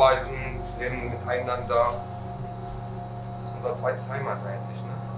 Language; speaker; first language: German; non-native, fluent; Arabic